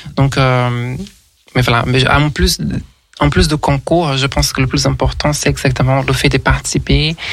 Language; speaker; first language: French; non-native, fluent; Portuguese